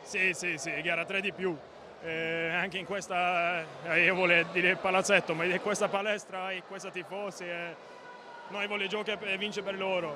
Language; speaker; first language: Italian; non-native, learner; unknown